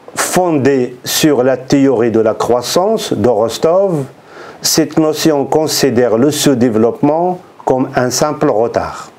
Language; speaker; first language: French; non-native, local second language; Arabic